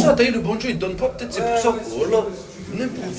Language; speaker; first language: French; native; French